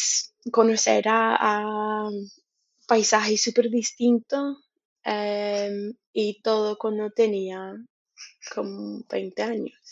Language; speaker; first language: Spanish; non-native, fluent; English